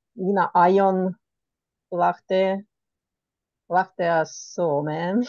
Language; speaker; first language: Finnish; non-native, learner; Russian